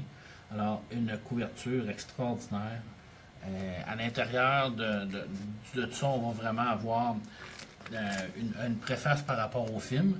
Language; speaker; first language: French; native; French